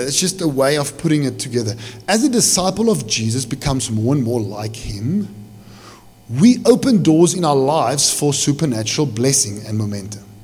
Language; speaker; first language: English; non-native, local second language; Afrikaans